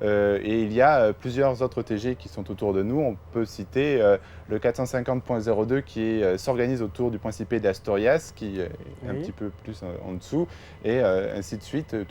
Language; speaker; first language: French; native; French